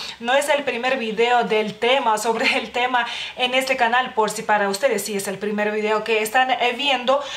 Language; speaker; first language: Spanish; non-native, fluent; Lithuanian